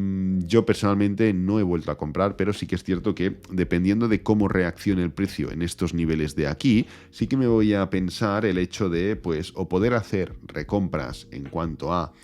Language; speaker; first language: Spanish; native; Spanish